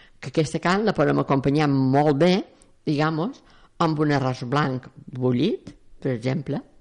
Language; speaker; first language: Catalan; native; Catalan